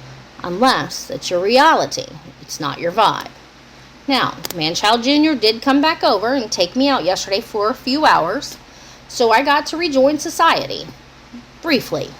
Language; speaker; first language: English; native; English